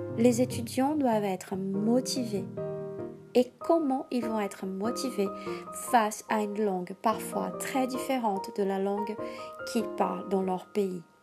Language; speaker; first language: French; non-native, fluent; Portuguese